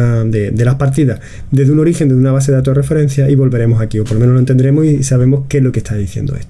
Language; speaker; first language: Spanish; native; Spanish